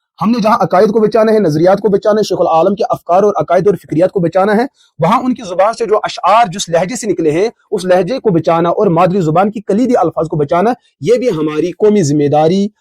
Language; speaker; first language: Urdu; non-native, local second language; Kashmiri